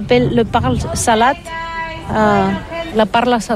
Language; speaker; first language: French; non-native, learner; Catalan